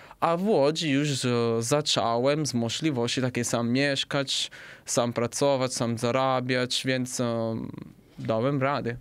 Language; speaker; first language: Polish; non-native, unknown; Italian